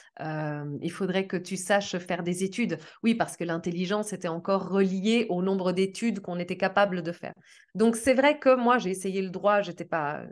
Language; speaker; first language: French; early bilingual, other home language; Portuguese